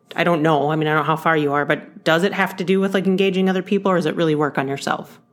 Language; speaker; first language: English; early bilingual, other home language; Yoruba